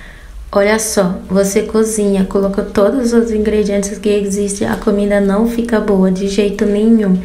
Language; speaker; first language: Portuguese; non-native, fluent; Haitian Creole